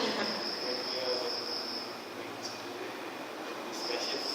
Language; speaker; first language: English; non-native, local second language; Malay